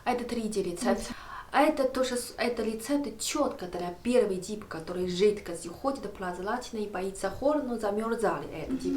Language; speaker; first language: Russian; non-native, learner; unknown